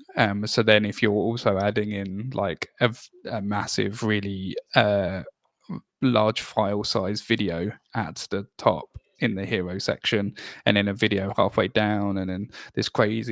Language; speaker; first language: English; native; English